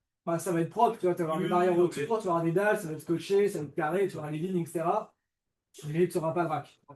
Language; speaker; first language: French; native; French